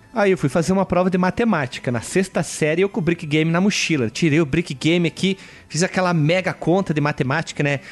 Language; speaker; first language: Portuguese; native; Portuguese